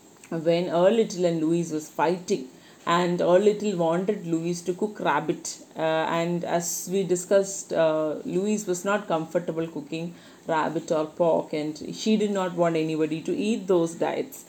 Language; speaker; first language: English; non-native, local second language; Malayalam